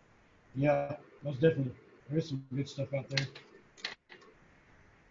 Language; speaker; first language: English; native; English